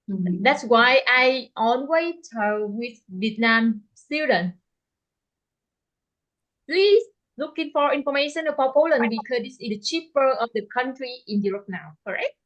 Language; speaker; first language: English; non-native, learner; Vietnamese